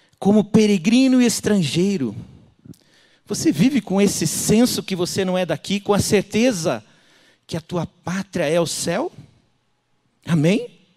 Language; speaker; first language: Portuguese; native; Portuguese